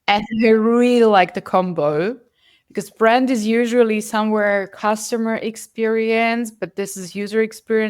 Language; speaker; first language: English; non-native, fluent; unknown